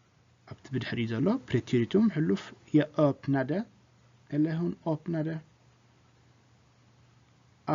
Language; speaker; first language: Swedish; non-native, fluent; Tigrinya